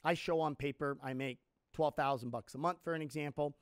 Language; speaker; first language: English; native; English